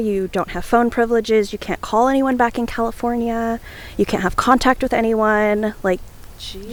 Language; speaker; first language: English; native; English